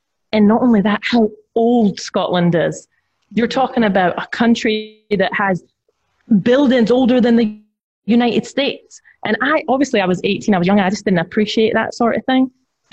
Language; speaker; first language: English; native; English